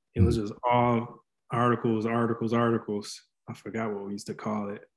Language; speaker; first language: English; native; English